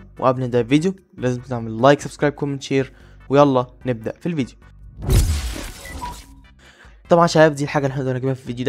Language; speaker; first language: Arabic; native; Arabic